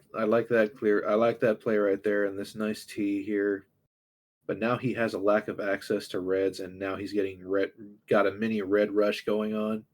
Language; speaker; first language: English; native; English